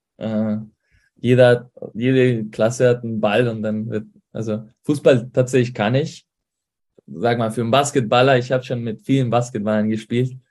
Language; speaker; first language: German; early bilingual, heritage; Spanish